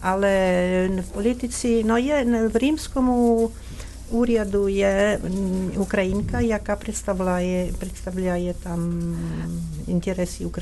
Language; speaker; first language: Ukrainian; non-native, fluent; Italian